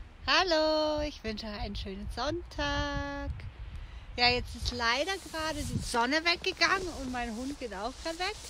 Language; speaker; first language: German; native; German